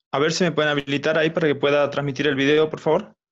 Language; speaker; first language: Spanish; native; Spanish